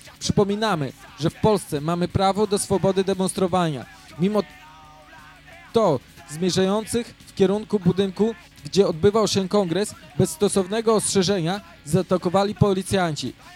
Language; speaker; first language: Polish; native; Polish